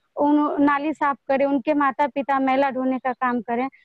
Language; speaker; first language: Hindi; native; Hindi